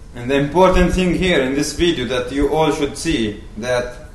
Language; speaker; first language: English; non-native, fluent; Arabic